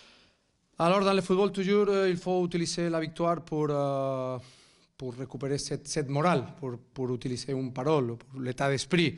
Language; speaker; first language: French; non-native, fluent; Catalan